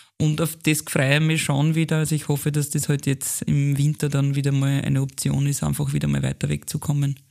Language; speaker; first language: German; native; German